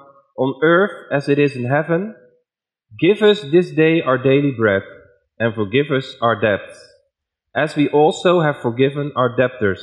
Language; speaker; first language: English; non-native, fluent; Dutch